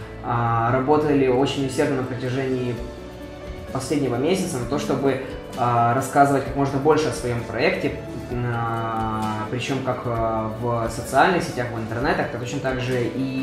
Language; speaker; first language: Russian; non-native, local second language; Ukrainian